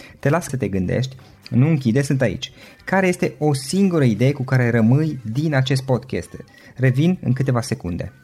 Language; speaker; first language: Romanian; native; Romanian